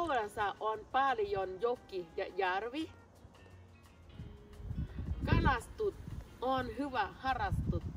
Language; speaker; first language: Finnish; non-native, learner; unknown